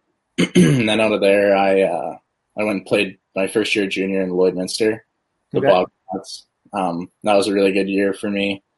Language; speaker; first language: English; native; English